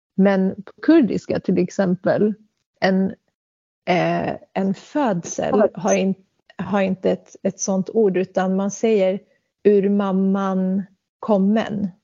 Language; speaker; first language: Swedish; early bilingual, other home language; Central Kurdish